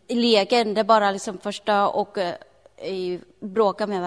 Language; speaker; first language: Swedish; non-native, learner; Thai